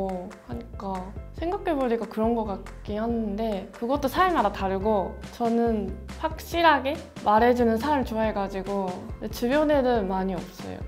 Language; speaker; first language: Korean; non-native, fluent; Japanese